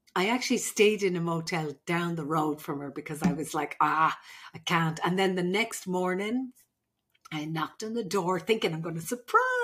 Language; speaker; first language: English; native; English